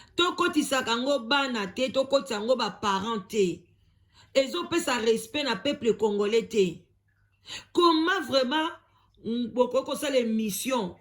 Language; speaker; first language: Lingala; native; Lingala